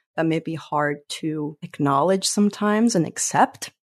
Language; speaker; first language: English; early bilingual, other home language; Spanish